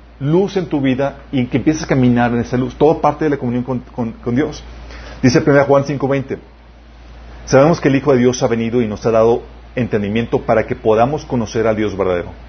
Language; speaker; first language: Spanish; native; Spanish